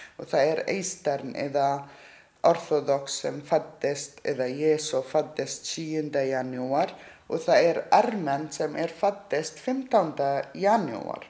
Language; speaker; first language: Icelandic; non-native, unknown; Arabic